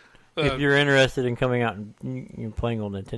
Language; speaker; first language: English; native; English